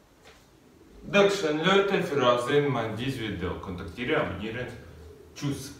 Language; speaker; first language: German; non-native, learner; Russian